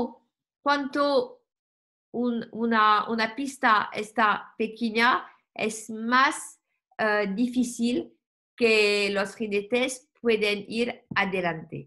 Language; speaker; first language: Spanish; non-native, learner; French